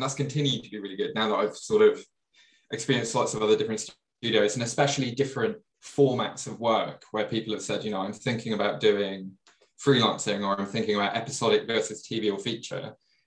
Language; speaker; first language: English; native; English